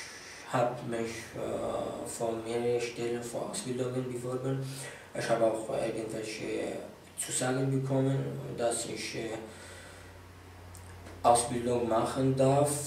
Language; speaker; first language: German; non-native, fluent; Arabic